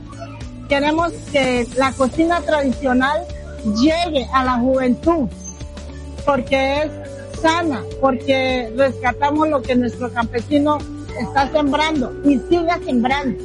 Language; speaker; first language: Spanish; native; Spanish